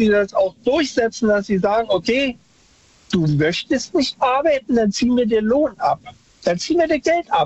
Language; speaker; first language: German; native; German